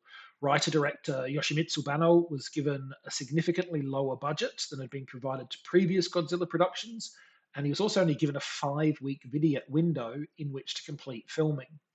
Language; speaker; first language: English; native; English